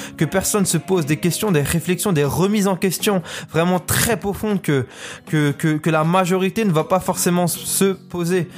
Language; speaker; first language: French; native; French